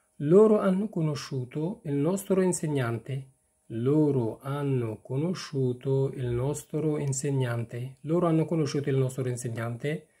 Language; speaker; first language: Italian; non-native, fluent; Persian